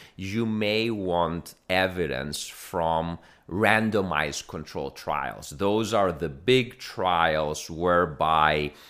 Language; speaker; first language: English; non-native, fluent; Greek